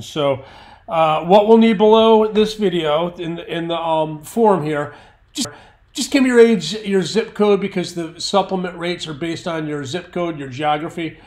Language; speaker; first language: English; native; English